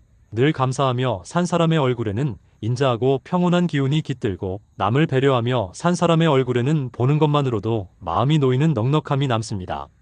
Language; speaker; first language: Korean; native; Korean